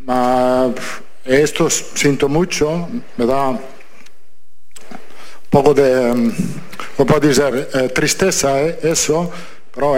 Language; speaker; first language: Portuguese; non-native, fluent; Italian